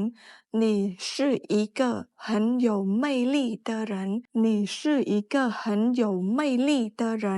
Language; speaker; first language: Chinese; non-native, fluent; Khmer